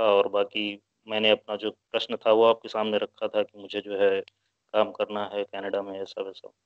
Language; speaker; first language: Hindi; native; Hindi